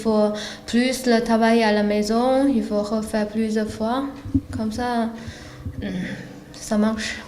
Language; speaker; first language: French; non-native, learner; Chinese